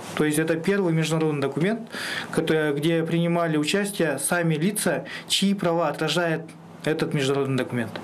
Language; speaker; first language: Russian; non-native, local second language; Kyrgyz